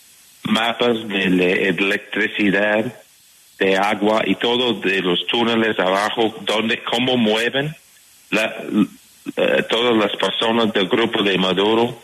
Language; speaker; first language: Spanish; non-native, fluent; English